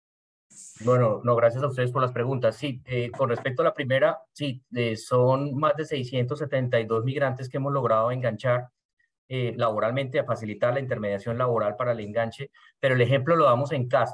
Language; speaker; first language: Spanish; native; Spanish